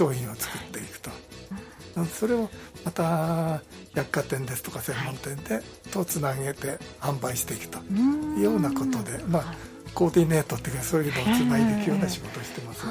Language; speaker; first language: Japanese; native; Japanese